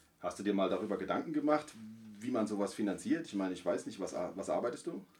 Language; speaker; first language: German; native; German